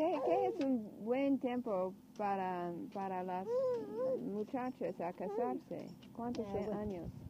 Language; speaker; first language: Spanish; non-native, learner; English